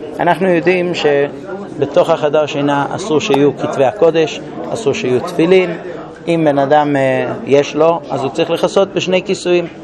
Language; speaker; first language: Hebrew; non-native, fluent; English